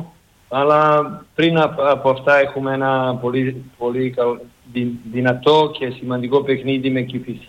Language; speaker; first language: Greek; non-native, learner; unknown